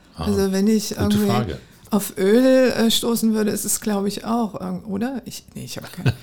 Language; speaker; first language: German; native; German